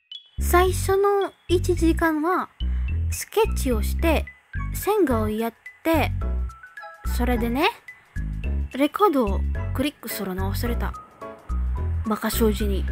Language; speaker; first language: Japanese; non-native, learner; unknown